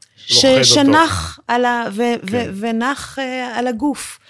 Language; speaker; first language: Hebrew; early bilingual, other home language; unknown